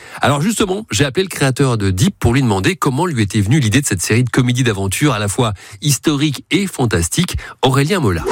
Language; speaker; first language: French; native; French